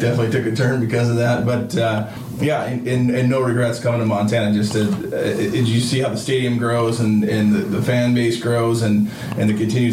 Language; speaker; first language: English; native; English